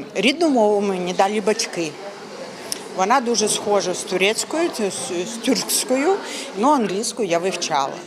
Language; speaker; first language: Ukrainian; non-native, local second language; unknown